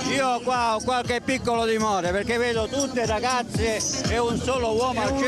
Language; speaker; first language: Italian; native; Italian